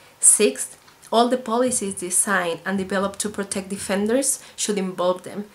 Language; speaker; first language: English; non-native, fluent; Spanish